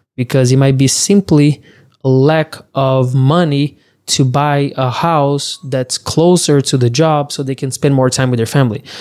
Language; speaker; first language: English; early bilingual, other home language; Portuguese